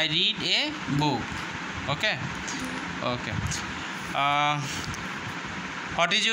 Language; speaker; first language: English; non-native, local second language; Bangla